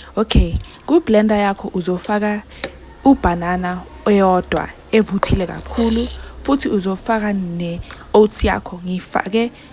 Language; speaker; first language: Zulu; non-native, local second language; Southern Sotho